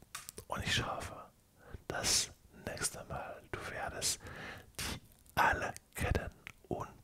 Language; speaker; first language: German; non-native, learner; French